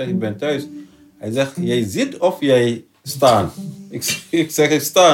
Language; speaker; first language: Dutch; non-native, learner; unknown